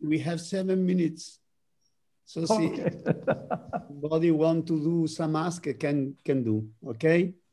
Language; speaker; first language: English; non-native, learner; Italian